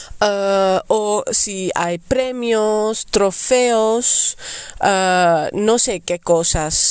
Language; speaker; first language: Spanish; non-native, fluent; Dutch